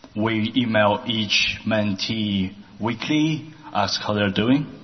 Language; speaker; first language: English; non-native, learner; Chinese